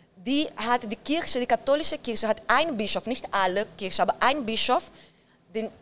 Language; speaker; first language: German; non-native, fluent; Portuguese